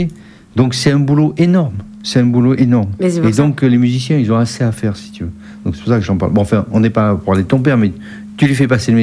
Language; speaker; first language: French; native; French